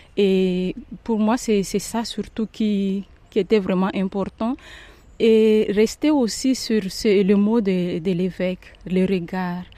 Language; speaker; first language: French; non-native, local second language; Malagasy